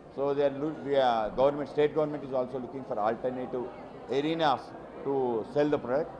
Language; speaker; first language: English; non-native, local second language; Telugu